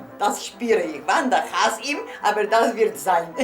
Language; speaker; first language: German; non-native, learner; Polish